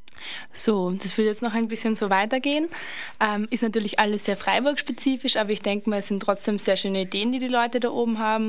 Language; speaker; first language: German; native; German